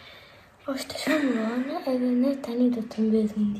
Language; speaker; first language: Albanian; early bilingual, heritage; Albanian